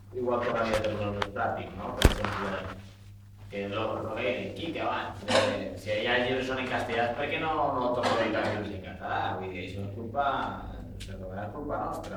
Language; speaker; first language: Catalan; native; Catalan